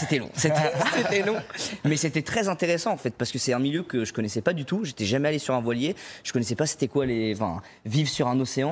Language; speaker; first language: French; native; French